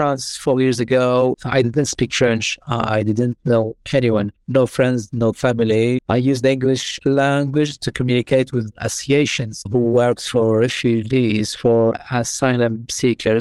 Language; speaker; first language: English; non-native, fluent; Arabic